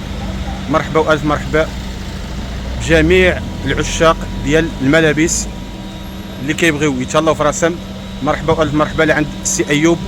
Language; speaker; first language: Arabic; native; Arabic